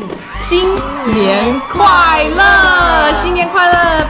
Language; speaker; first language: Chinese; non-native, fluent; English